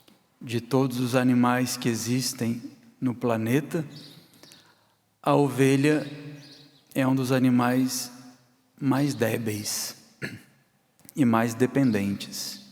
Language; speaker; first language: Portuguese; native; Portuguese